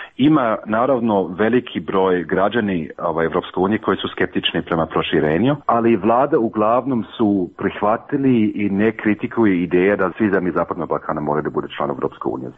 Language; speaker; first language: Serbian; non-native, fluent; German